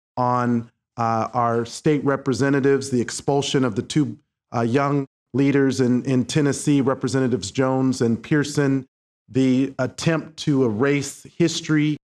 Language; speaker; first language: English; native; English